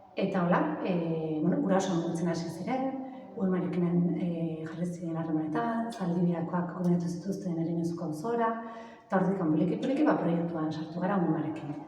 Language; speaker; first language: Basque; native; Basque